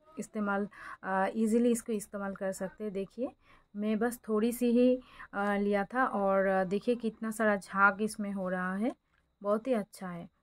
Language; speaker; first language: Hindi; non-native, local second language; Bangla